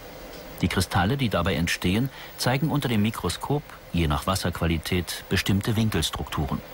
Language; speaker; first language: German; native; German